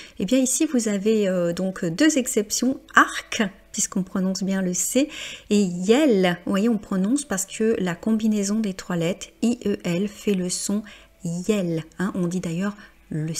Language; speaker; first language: French; native; French